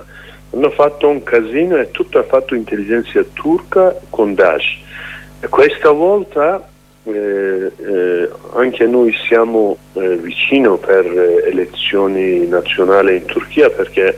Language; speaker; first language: Italian; non-native, learner; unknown